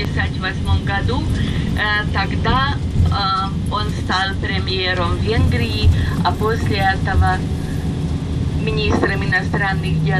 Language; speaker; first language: Russian; non-native, fluent; Hungarian